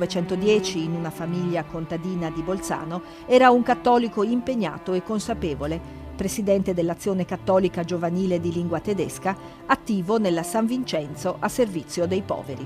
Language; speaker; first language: Italian; native; Italian